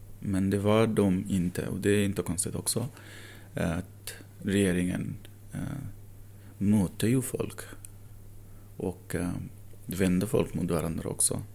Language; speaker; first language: Swedish; non-native, fluent; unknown